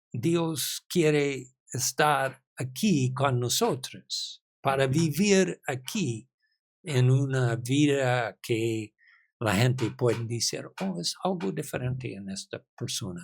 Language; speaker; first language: Spanish; non-native, learner; English